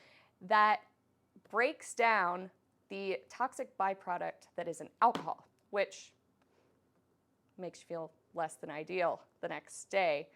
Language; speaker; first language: English; native; English